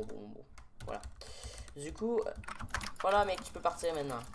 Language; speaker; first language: French; native; French